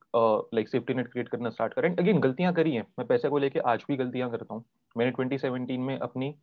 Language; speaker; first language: Hindi; native; Hindi